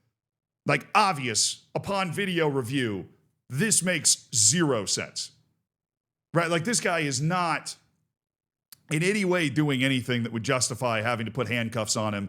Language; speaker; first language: English; native; English